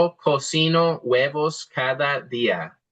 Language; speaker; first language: Spanish; non-native, fluent; English